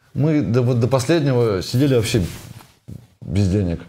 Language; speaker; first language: Russian; native; Russian